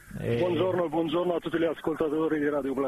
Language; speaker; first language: Italian; non-native, fluent; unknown